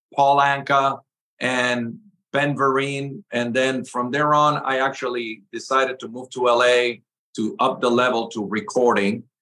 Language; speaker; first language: English; early bilingual, other home language; Spanish